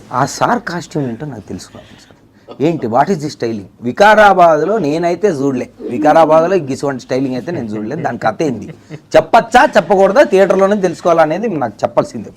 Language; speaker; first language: Telugu; native; Telugu